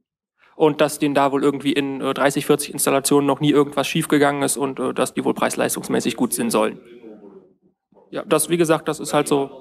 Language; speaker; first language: German; native; German